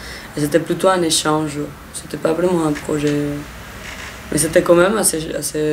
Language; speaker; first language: French; non-native, fluent; Spanish